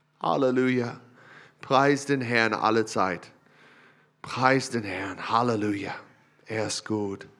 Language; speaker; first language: German; non-native, learner; English